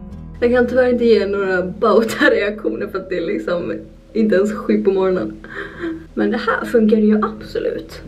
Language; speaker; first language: Swedish; native; Swedish